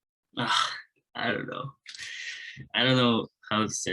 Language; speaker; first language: English; non-native, learner; Japanese